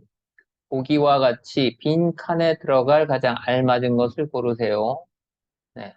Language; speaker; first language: Korean; native; Korean